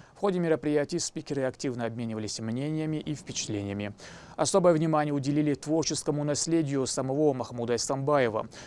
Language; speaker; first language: Russian; non-native, local second language; Chechen